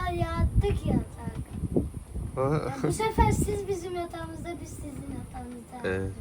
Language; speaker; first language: Turkish; native; Turkish